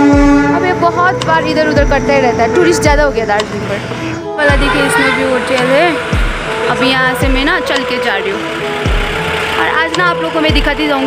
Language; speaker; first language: Hindi; non-native, local second language; Nepali